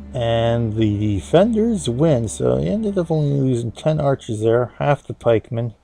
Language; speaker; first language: English; native; English